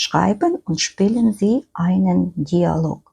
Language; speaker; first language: German; non-native, fluent; Ukrainian